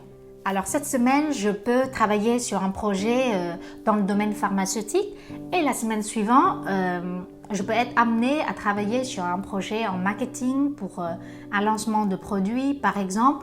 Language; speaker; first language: French; non-native, fluent; Vietnamese